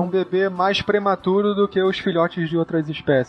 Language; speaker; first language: Portuguese; native; Portuguese